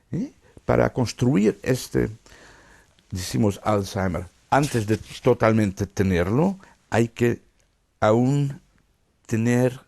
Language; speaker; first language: Spanish; non-native, fluent; Dutch